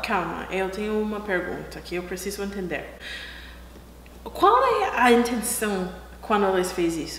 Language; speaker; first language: Portuguese; non-native, learner; English